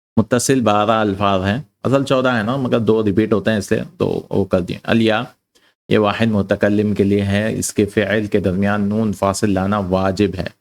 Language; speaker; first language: Urdu; native; Urdu